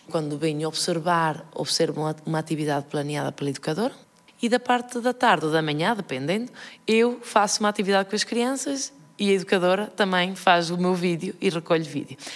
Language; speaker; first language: Portuguese; early bilingual, heritage; Portuguese